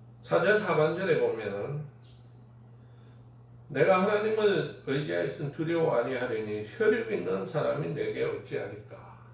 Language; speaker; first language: Korean; native; Korean